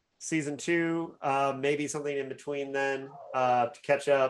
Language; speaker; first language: English; native; English